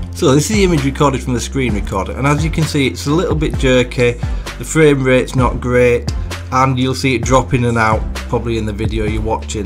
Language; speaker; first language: English; native; English